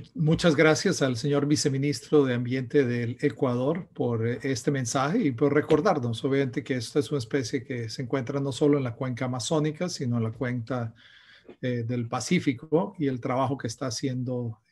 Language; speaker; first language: Spanish; native; Spanish